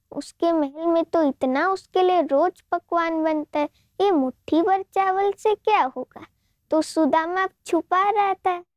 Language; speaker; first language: Hindi; non-native, local second language; Gujarati